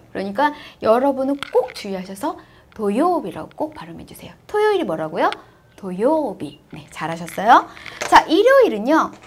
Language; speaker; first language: Korean; native; Korean